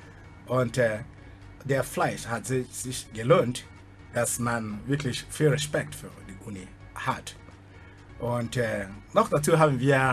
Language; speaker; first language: German; non-native, fluent; Igbo